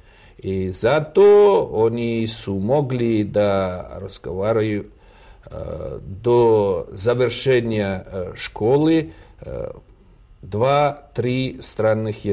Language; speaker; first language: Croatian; non-native, fluent; Russian